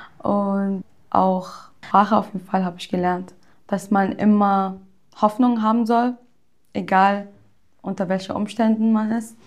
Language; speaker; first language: German; early bilingual, other home language; Arabic